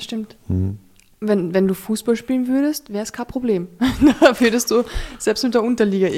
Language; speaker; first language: German; native; German